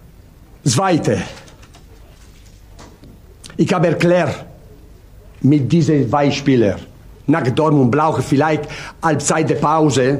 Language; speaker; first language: German; non-native, learner; Italian